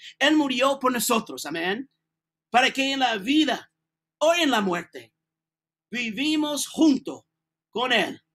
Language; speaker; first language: Spanish; non-native, learner; English